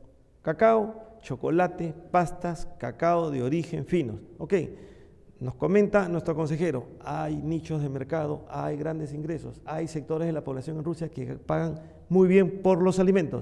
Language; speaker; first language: Spanish; native; Spanish